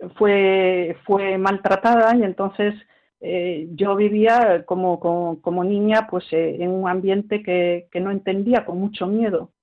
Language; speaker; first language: Spanish; early bilingual, heritage; French